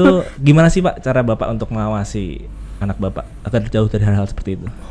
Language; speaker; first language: Indonesian; native; Indonesian